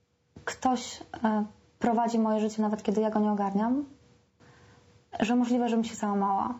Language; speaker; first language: Polish; native; Polish